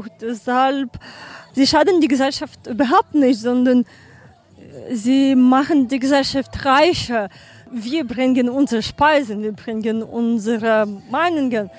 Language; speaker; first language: German; non-native, learner; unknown